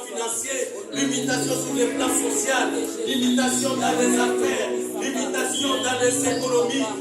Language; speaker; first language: French; non-native, local second language; Lingala